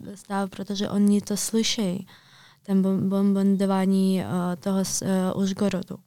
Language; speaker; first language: Czech; non-native, fluent; Ukrainian